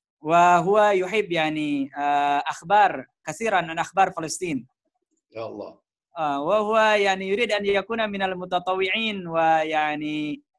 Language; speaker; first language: Arabic; non-native, fluent; Indonesian